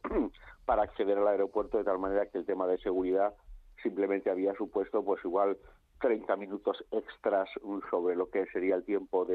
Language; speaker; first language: Spanish; native; Spanish